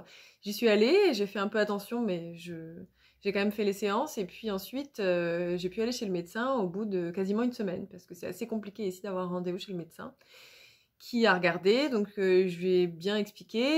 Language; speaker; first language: French; native; French